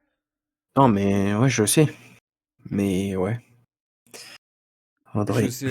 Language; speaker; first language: French; native; French